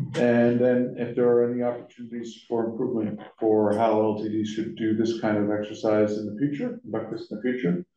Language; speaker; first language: English; native; English